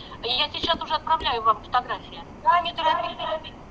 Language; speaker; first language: Russian; native; Russian